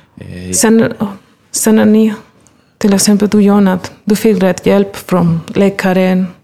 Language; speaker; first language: Swedish; non-native, fluent; Spanish